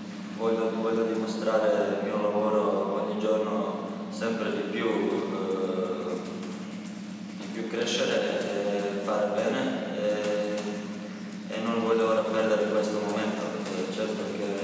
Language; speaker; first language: Italian; non-native, learner; Croatian